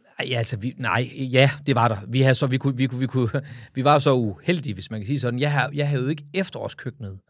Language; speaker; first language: Danish; native; Danish